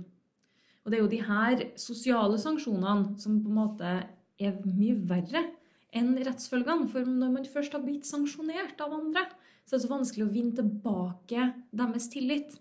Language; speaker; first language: Norwegian; native; Norwegian